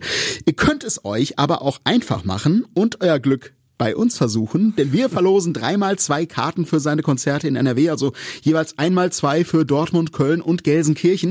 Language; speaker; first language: German; native; German